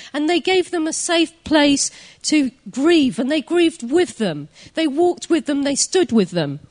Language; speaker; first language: English; native; English